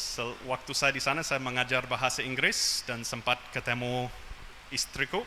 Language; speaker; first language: Indonesian; non-native, fluent; English